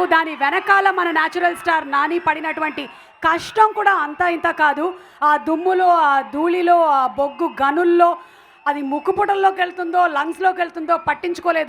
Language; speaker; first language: Telugu; native; Telugu